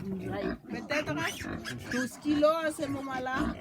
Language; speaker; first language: French; non-native, local second language; Malagasy